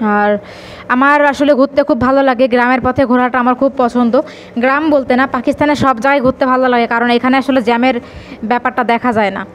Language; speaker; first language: Bangla; native; Bangla